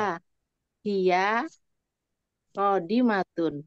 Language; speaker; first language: Arabic; non-native, learner; Indonesian